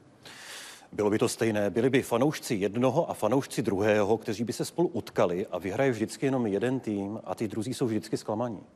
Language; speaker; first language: Czech; native; Czech